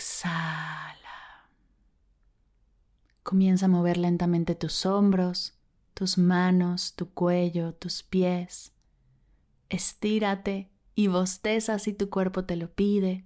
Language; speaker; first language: Spanish; native; Spanish